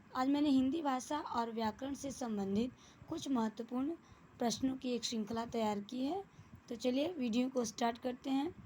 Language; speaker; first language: Hindi; native; Hindi